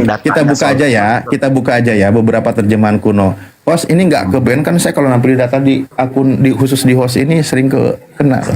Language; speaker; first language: Indonesian; native; Indonesian